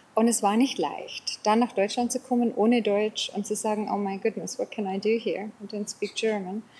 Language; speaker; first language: German; non-native, fluent; English